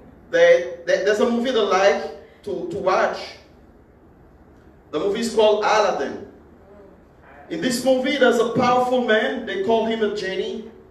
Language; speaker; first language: English; non-native, fluent; Haitian Creole